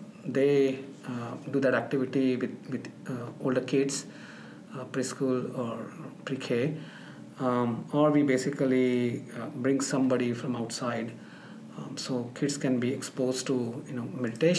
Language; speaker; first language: English; non-native, local second language; Marathi